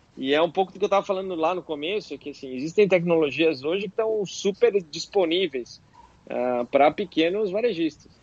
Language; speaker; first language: Portuguese; native; Portuguese